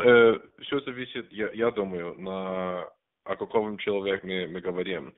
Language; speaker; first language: Russian; non-native, learner; English